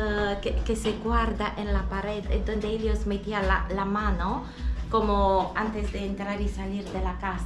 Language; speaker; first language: Spanish; non-native, fluent; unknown